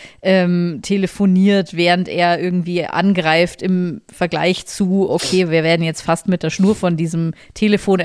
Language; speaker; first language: German; native; German